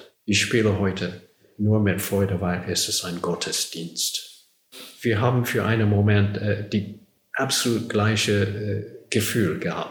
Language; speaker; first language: German; non-native, learner; English